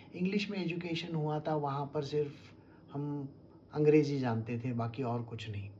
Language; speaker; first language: Hindi; non-native, local second language; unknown